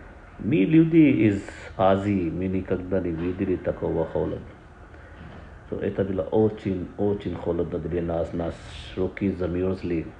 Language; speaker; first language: Russian; non-native, learner; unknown